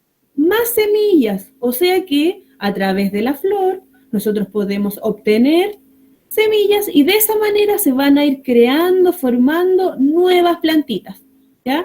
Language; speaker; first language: Spanish; native; Spanish